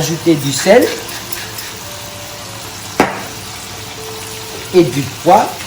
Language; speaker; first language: French; non-native, learner; English